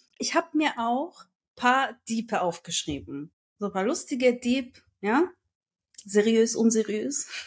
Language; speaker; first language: German; early bilingual, other home language; Turkish